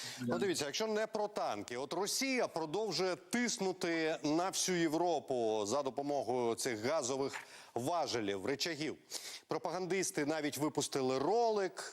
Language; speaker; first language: Ukrainian; native; Ukrainian